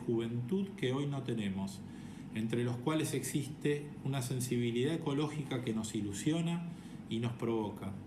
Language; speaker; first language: Spanish; native; Spanish